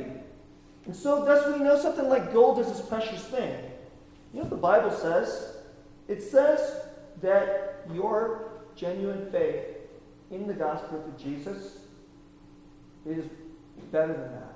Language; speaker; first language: English; native; English